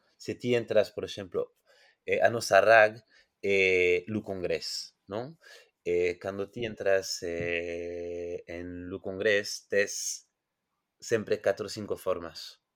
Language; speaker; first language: Galician; non-native, fluent; French